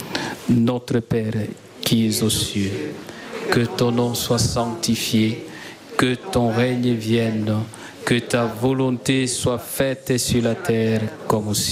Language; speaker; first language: French; native; French